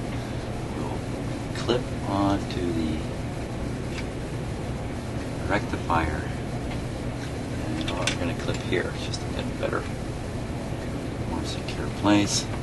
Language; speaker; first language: English; native; English